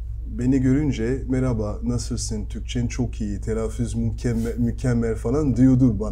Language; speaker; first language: Turkish; non-native, fluent; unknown